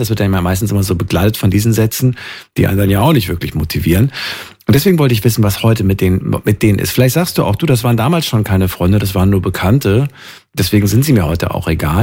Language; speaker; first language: German; native; German